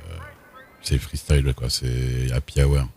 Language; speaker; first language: French; native; French